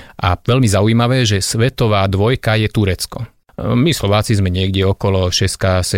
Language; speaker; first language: Slovak; non-native, local second language; Hungarian